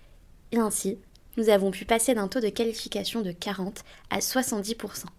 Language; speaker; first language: French; native; French